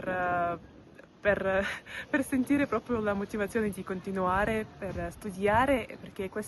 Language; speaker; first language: Italian; non-native, learner; Russian